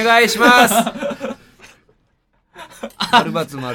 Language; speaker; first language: Japanese; native; Japanese